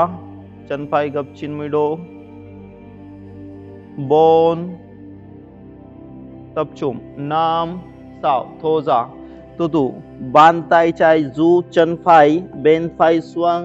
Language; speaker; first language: Vietnamese; non-native, learner; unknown